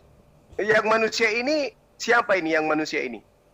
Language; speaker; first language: Indonesian; native; Indonesian